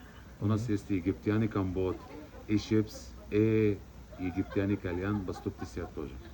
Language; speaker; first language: Russian; non-native, learner; Arabic